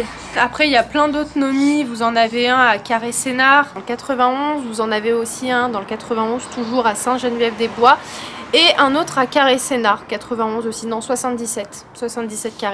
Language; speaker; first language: French; native; French